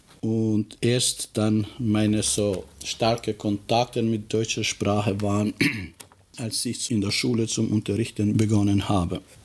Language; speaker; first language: German; non-native, fluent; Albanian